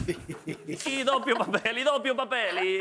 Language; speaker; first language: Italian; non-native, learner; Spanish